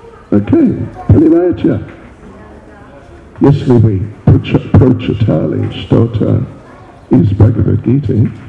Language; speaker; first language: Russian; non-native, learner; English